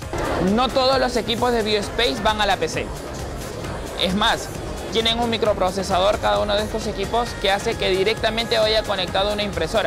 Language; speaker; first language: Spanish; native; Spanish